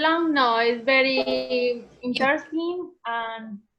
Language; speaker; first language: English; non-native, learner; Spanish